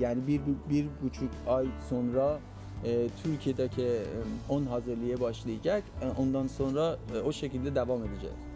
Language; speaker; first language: Turkish; non-native, fluent; Persian